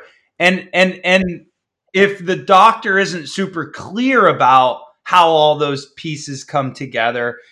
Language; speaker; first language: English; native; English